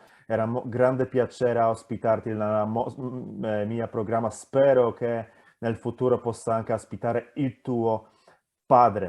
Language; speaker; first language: Italian; non-native, fluent; Polish